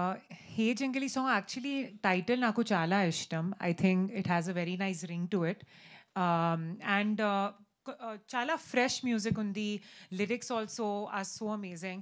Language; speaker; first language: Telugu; non-native, learner; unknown